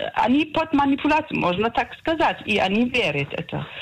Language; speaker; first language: Russian; non-native, learner; German